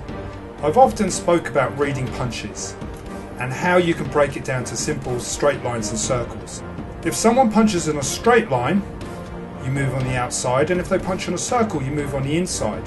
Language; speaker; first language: English; native; English